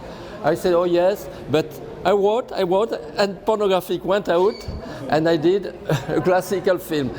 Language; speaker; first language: English; non-native, fluent; French